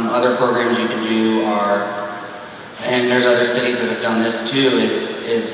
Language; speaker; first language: English; native; English